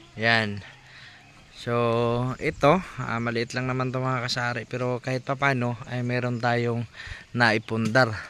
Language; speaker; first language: Filipino; non-native, local second language; Masbatenyo